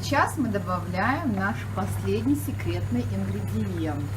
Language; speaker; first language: Russian; native; Russian